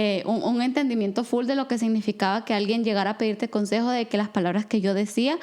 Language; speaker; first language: Spanish; native; Spanish